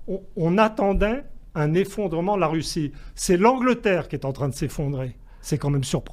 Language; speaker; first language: French; native; French